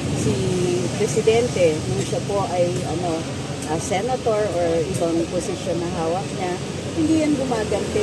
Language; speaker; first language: Filipino; native; Filipino